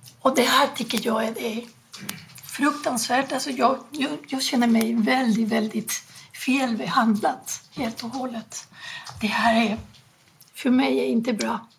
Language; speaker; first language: Swedish; non-native, fluent; Spanish